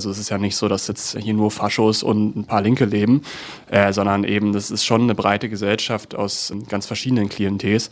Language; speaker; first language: German; native; German